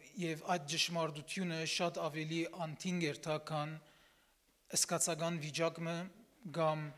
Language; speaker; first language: Armenian; early bilingual, heritage; Armenian